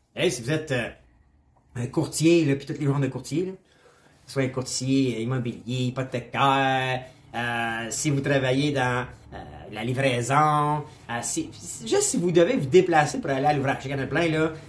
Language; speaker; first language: French; native; French